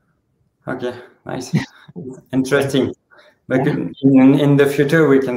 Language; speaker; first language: English; non-native, learner; French